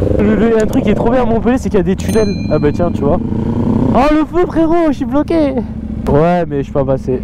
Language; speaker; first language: French; native; French